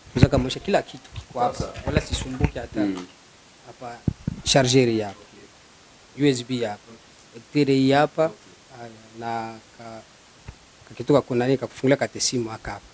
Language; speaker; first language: Swahili; native; Swahili